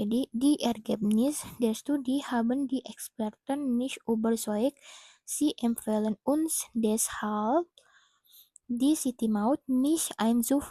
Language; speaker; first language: German; non-native, fluent; Indonesian